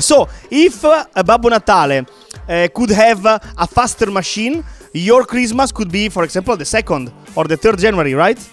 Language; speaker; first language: English; non-native, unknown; Italian